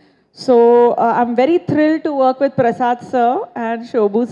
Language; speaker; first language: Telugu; non-native, learner; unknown